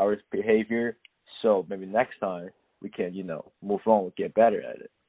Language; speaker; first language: English; non-native, local second language; Cantonese